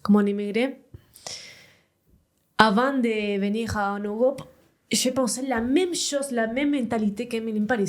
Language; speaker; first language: French; non-native, learner; Spanish